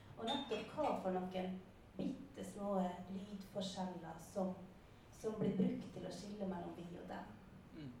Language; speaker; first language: Norwegian; native; Norwegian